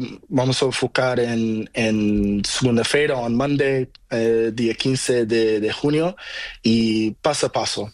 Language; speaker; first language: Spanish; non-native, learner; Portuguese